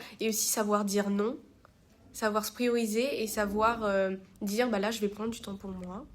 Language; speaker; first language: French; native; French